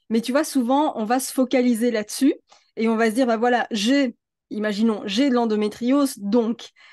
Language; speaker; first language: French; native; French